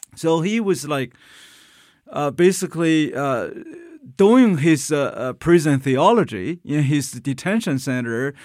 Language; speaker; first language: English; non-native, fluent; Chinese